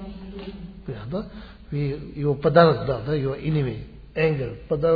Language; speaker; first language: Russian; non-native, learner; Tibetan